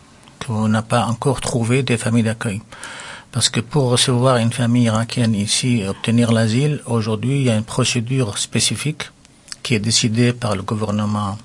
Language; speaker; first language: French; non-native, local second language; Arabic